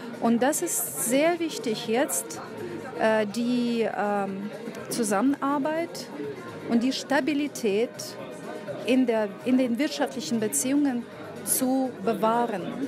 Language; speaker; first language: German; non-native, fluent; Russian